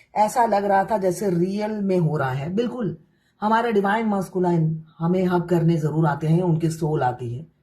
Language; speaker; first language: Hindi; non-native, local second language; Bangla